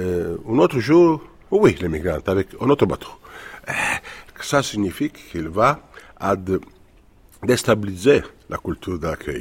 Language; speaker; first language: French; non-native, fluent; Italian